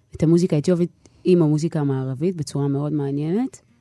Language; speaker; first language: Hebrew; native; Hebrew